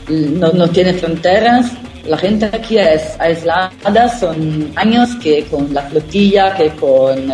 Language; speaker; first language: Spanish; non-native, fluent; Italian